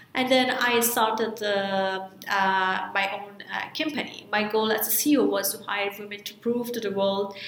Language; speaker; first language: English; non-native, fluent; Persian